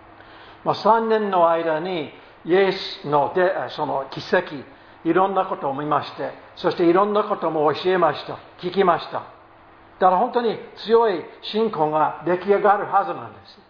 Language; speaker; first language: Japanese; non-native, fluent; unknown